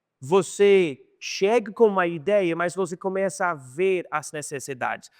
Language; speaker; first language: Portuguese; non-native, fluent; English